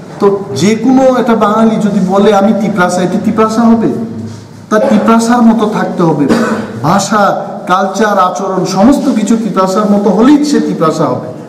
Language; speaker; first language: Bangla; non-native, local second language; Kok Borok